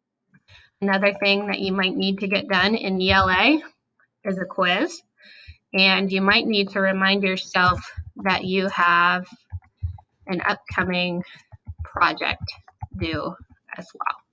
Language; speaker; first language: English; native; English